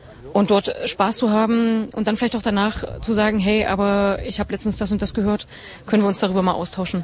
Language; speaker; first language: German; native; German